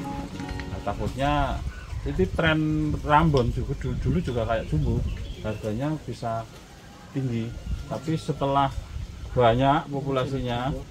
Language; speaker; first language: Indonesian; non-native, local second language; Javanese